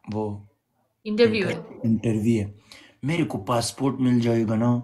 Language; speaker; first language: Urdu; non-native, learner; Pashto